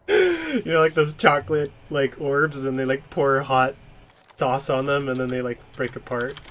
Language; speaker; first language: English; native; English